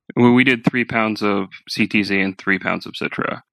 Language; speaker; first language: English; native; English